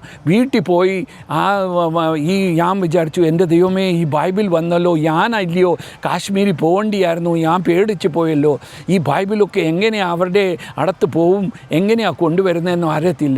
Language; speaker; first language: Malayalam; early bilingual, heritage; Malayalam